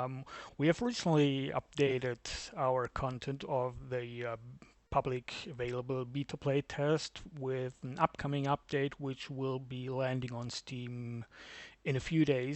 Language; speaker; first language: English; non-native, fluent; German